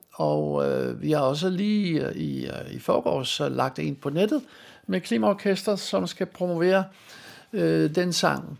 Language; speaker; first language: Danish; non-native, fluent; Dutch